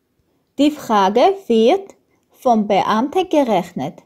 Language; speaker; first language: German; non-native, fluent; Armenian